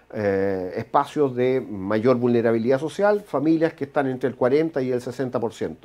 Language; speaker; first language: Spanish; native; Spanish